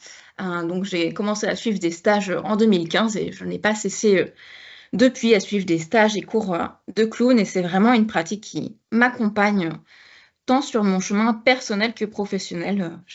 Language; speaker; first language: French; native; French